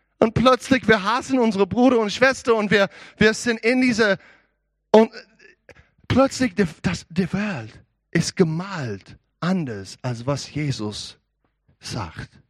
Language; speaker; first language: German; non-native, learner; English